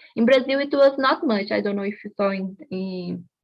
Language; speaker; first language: English; non-native, fluent; Portuguese